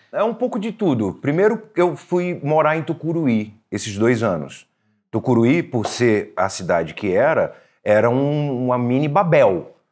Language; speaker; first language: Portuguese; native; Portuguese